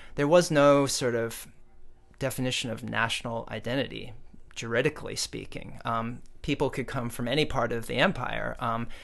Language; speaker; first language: English; native; English